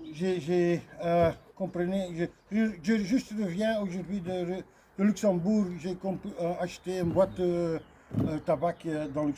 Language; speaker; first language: French; non-native, learner; Dutch